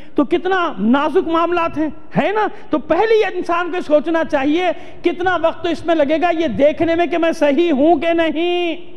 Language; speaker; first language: Urdu; native; Urdu